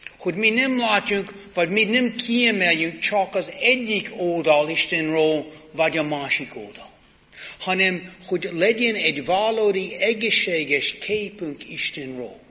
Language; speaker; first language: Hungarian; non-native, learner; English